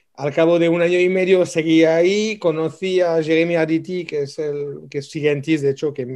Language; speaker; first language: Spanish; non-native, fluent; French